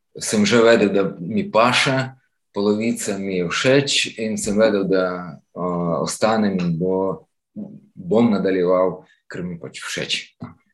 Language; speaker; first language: Slovenian; non-native, fluent; Ukrainian